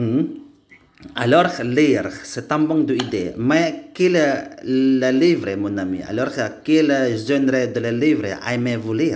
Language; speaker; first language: French; non-native, learner; Indonesian